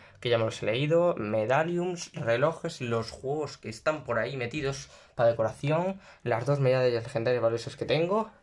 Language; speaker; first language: Spanish; native; Spanish